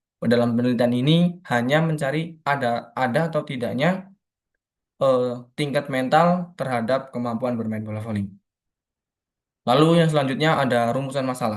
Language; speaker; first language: Indonesian; native; Indonesian